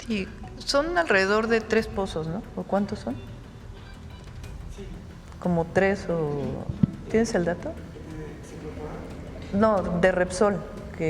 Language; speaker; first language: Spanish; native; Spanish